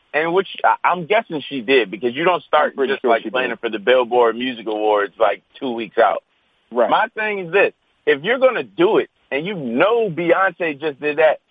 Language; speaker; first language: English; native; English